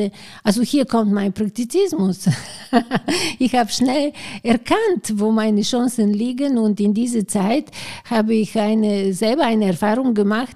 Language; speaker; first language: German; non-native, fluent; Bulgarian